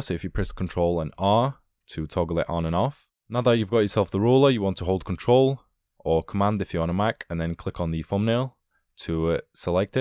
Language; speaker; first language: English; native; English